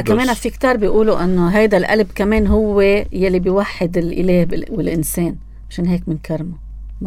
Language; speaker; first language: Arabic; native; Arabic